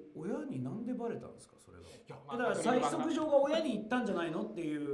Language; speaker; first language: Japanese; native; Japanese